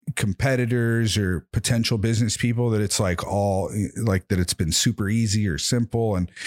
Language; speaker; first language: English; native; English